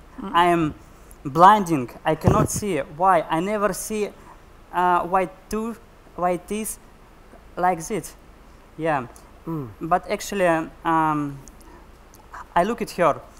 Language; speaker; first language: English; non-native, learner; Russian